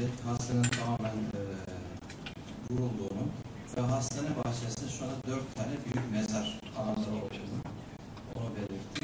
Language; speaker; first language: Turkish; native; Turkish